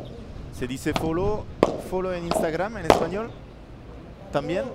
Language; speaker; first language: Spanish; non-native, learner; French